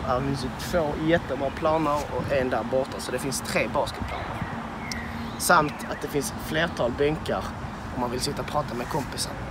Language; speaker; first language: Swedish; native; Swedish